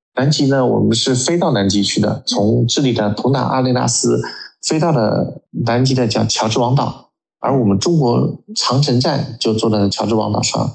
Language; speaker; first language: Chinese; native; Chinese